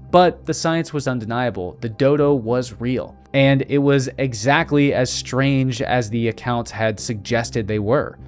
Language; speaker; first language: English; native; English